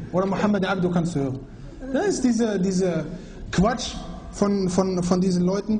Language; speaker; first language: German; early bilingual, other home language; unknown